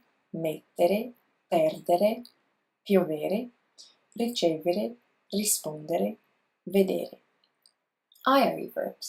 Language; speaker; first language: Italian; non-native, learner; English